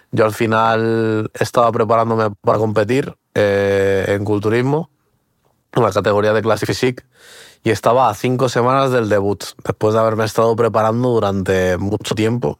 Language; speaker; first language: Spanish; early bilingual, other home language; Portuguese